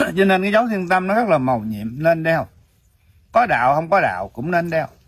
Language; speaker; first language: Vietnamese; early bilingual, heritage; Vietnamese